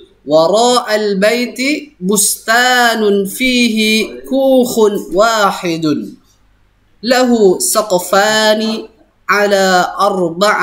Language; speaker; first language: Arabic; non-native, fluent; Indonesian